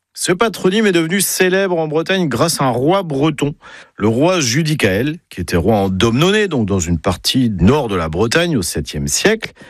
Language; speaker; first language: French; native; French